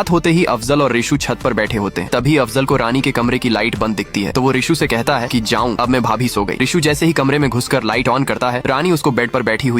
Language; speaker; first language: Hindi; native; Hindi